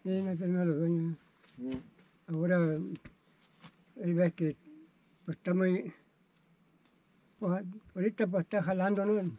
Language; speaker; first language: Spanish; native; Spanish